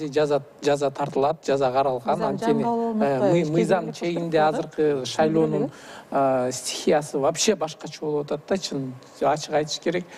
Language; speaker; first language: Kyrgyz; native; Kyrgyz